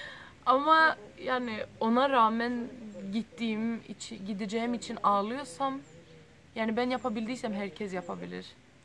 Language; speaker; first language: Turkish; early bilingual, heritage; Turkish